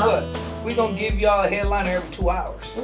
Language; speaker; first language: English; native; English